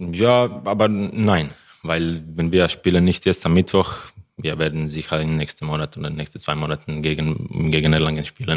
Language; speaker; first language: German; non-native, learner; Croatian